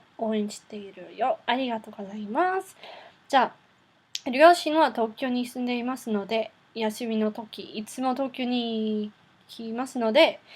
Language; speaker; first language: Japanese; non-native, learner; Afrikaans